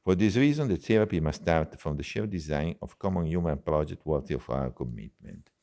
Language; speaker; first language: English; non-native, fluent; Italian